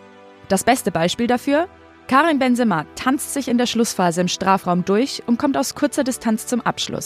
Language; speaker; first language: German; native; German